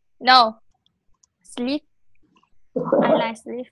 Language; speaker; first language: English; non-native, learner; Vietnamese